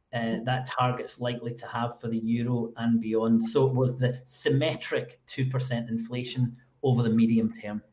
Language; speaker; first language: English; native; English